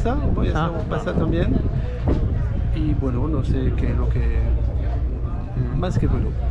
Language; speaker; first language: Spanish; non-native, learner; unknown